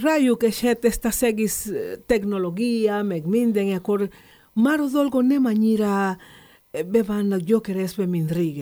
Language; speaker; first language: Hungarian; non-native, learner; Spanish